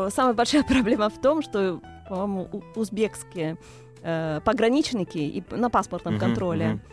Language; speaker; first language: Russian; non-native, fluent; Italian